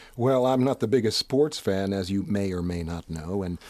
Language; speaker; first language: English; native; English